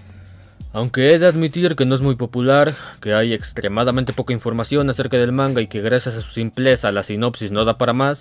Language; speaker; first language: Spanish; native; Spanish